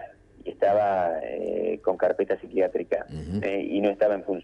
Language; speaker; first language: Spanish; native; Spanish